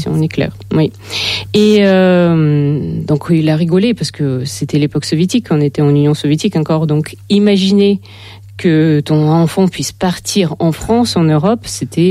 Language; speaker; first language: French; non-native, fluent; Russian